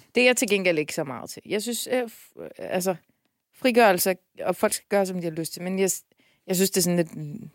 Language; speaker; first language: Danish; early bilingual, other home language; Persian